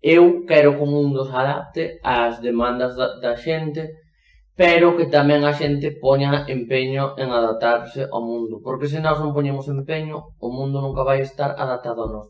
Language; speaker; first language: Galician; non-native, local second language; Spanish